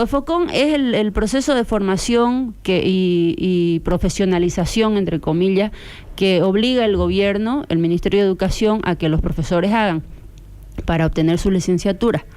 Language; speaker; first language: Spanish; native; Spanish